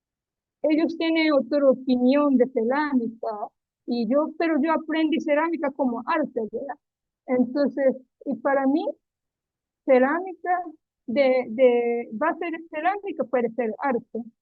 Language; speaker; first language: Spanish; non-native, learner; Japanese